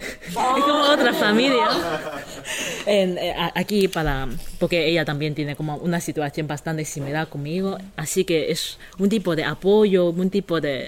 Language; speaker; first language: Spanish; non-native, fluent; Chinese